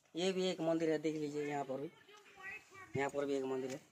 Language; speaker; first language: Hindi; non-native, local second language; Odia